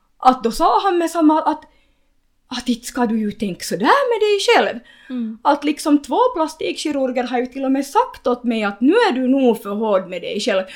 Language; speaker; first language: Swedish; native; Swedish